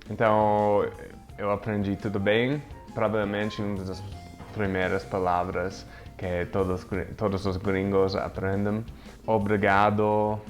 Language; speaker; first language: Portuguese; non-native, fluent; English